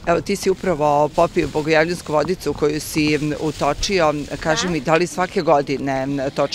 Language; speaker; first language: Serbian; native; Serbian